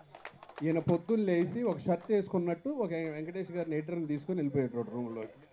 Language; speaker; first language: Telugu; native; Telugu